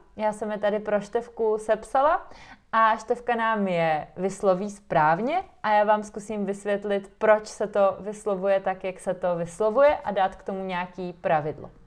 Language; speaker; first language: Czech; native; Czech